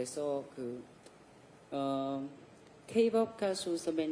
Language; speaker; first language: Korean; non-native, learner; Vietnamese